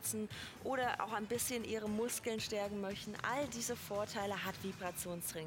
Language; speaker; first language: German; native; German